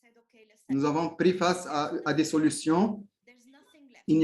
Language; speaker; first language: French; non-native, local second language; Arabic